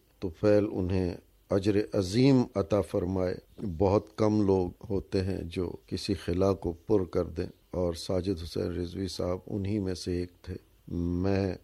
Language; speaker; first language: Urdu; native; Urdu